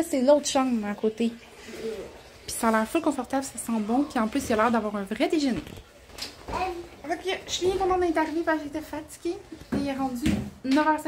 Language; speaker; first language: French; native; French